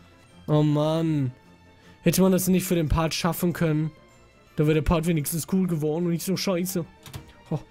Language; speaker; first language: German; native; German